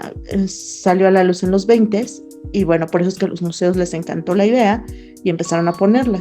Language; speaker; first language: Spanish; native; Spanish